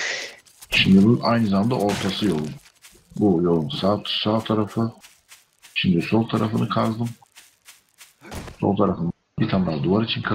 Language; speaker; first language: Turkish; native; Turkish